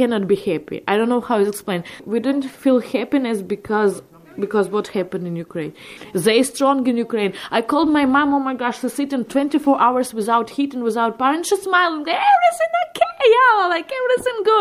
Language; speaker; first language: English; non-native, learner; Ukrainian